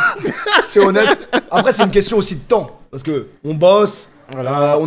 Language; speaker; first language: French; native; French